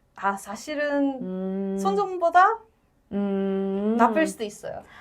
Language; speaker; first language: Korean; non-native, fluent; English